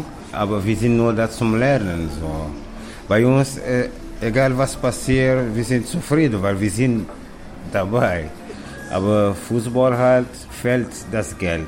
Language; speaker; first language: German; non-native, learner; Kabuverdianu